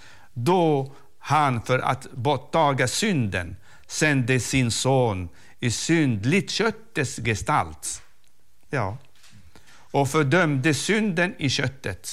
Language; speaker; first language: Swedish; non-native, fluent; Arabic